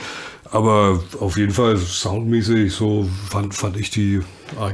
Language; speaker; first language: German; native; German